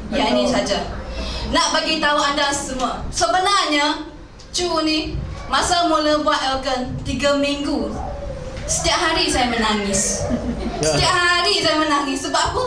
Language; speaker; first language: Malay; non-native, local second language; Chinese